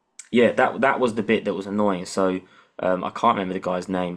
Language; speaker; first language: English; native; English